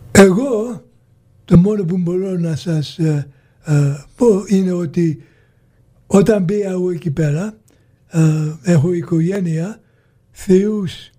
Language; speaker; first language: Greek; early bilingual, heritage; Greek